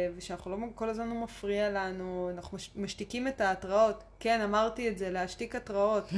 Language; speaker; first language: Hebrew; early bilingual, other home language; Russian